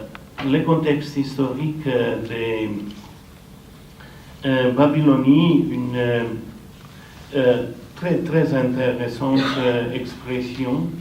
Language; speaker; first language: French; non-native, fluent; Romanian